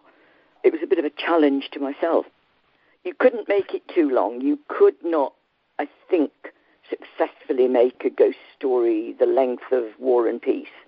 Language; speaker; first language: English; native; English